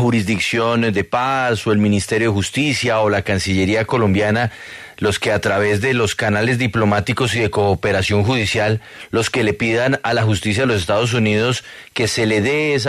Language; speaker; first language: Spanish; native; Spanish